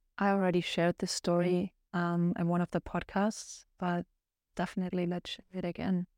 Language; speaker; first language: English; non-native, fluent; German